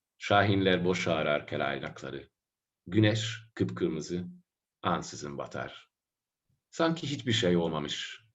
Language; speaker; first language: Turkish; non-native, fluent; Hungarian